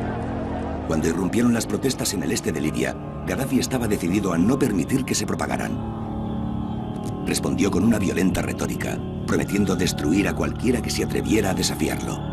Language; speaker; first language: Spanish; native; Spanish